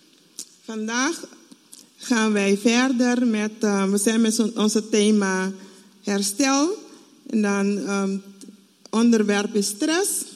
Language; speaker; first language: Dutch; non-native, fluent; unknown